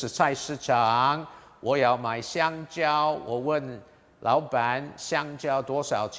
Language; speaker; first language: Chinese; non-native, fluent; English